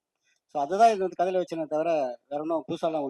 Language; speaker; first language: Tamil; native; Tamil